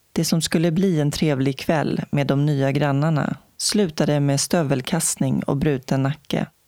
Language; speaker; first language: Swedish; native; Swedish